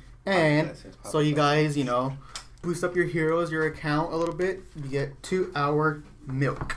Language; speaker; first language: English; native; English